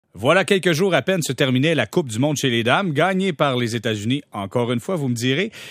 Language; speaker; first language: French; native; French